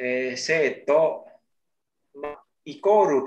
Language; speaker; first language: Japanese; non-native, learner; Indonesian